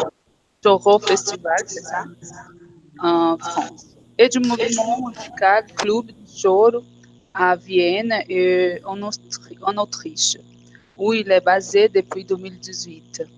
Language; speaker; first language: French; non-native, fluent; Portuguese